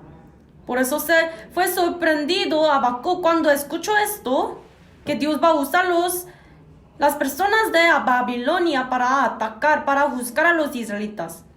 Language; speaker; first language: Spanish; non-native, fluent; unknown